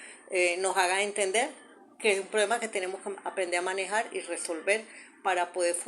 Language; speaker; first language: Spanish; native; Spanish